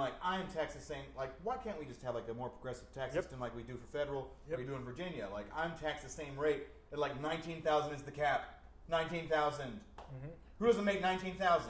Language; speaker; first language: English; native; English